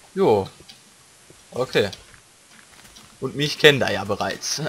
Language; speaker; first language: German; native; German